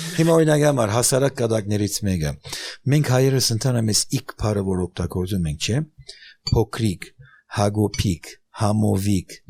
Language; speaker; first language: Armenian; early bilingual, heritage; Armenian